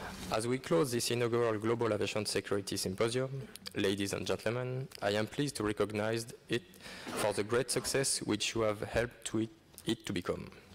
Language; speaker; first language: English; non-native, fluent; French